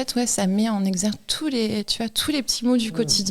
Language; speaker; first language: French; native; French